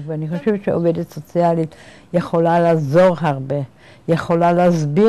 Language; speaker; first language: Hebrew; early bilingual, other home language; Czech